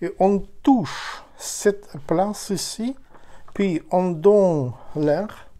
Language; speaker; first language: French; non-native, learner; Ukrainian